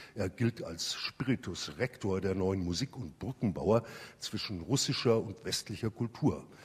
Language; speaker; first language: German; native; German